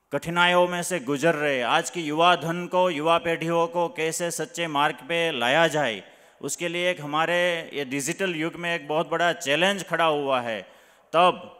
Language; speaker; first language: Hindi; non-native, local second language; Gujarati